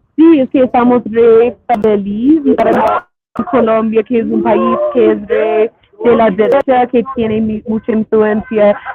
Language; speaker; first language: Spanish; non-native, fluent; English